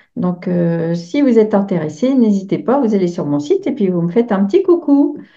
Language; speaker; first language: French; native; French